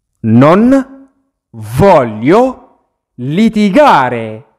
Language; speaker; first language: Italian; non-native, fluent; Arabic